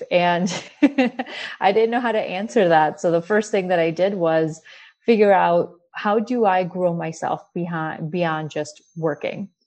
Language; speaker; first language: English; early bilingual, other home language; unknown